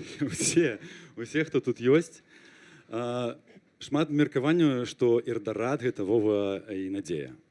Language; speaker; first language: Belarusian; non-native, local second language; Russian